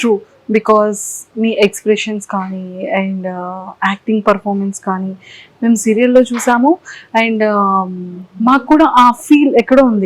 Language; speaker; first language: Telugu; native; Telugu